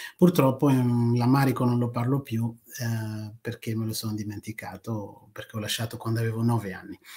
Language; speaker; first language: Italian; non-native, fluent; Kinyarwanda